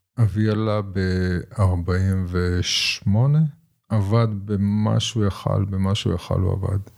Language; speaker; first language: Hebrew; native; Hebrew